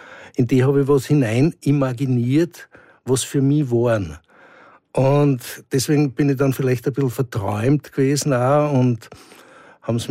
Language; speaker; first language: German; native; German